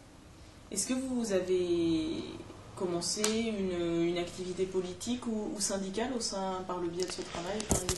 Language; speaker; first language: French; native; French